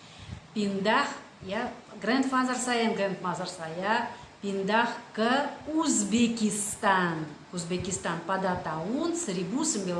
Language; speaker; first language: Indonesian; non-native, fluent; Russian